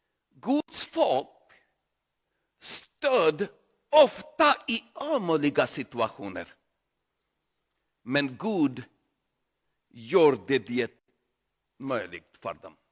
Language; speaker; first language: Swedish; non-native, learner; Urdu